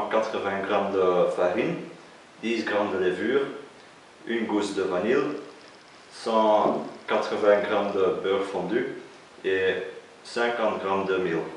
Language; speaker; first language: French; non-native, learner; Dutch